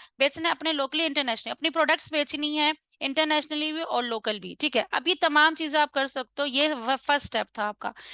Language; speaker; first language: Urdu; non-native, local second language; Punjabi